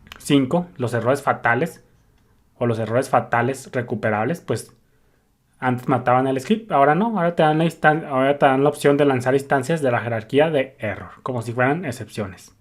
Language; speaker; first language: Spanish; native; Spanish